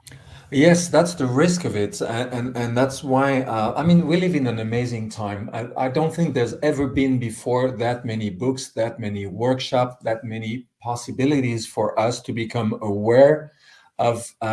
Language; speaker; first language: English; non-native, fluent; French